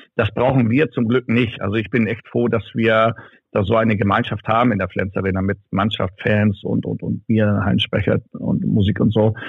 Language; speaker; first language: German; native; German